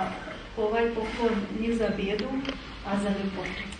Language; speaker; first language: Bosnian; non-native, fluent; Russian